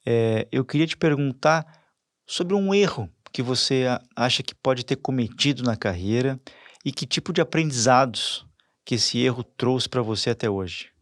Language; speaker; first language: Portuguese; native; Portuguese